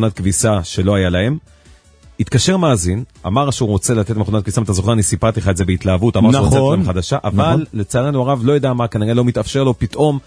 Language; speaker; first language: Hebrew; native; Hebrew